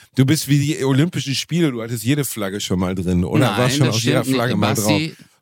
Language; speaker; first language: German; native; German